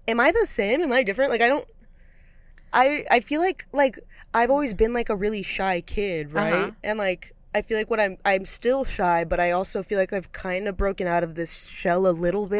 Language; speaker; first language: English; early bilingual, other home language; Spanish